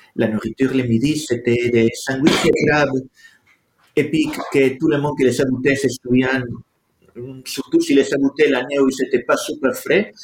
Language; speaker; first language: French; non-native, fluent; Spanish